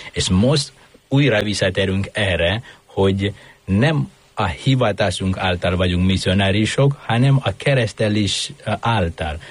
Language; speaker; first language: Hungarian; non-native, fluent; Indonesian